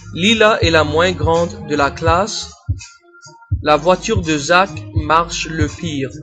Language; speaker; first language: French; non-native, fluent; English